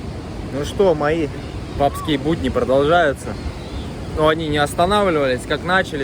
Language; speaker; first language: Russian; native; Russian